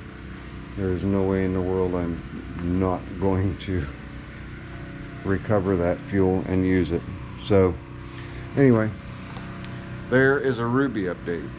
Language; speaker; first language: English; native; English